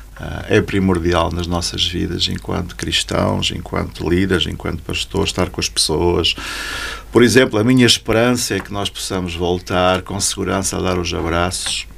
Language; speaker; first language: Portuguese; native; Portuguese